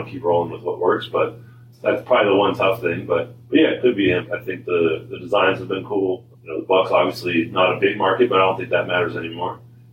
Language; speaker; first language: English; native; English